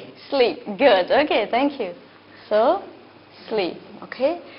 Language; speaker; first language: English; non-native, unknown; Burmese